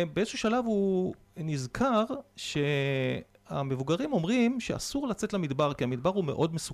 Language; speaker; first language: Hebrew; native; Hebrew